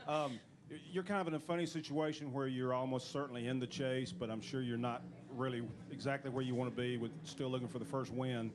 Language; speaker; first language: English; native; English